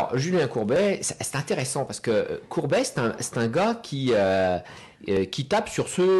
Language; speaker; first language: French; native; French